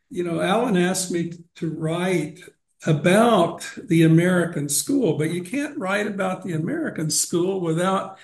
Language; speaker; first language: English; native; English